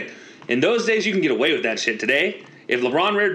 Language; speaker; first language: English; native; English